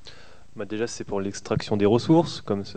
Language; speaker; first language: French; native; French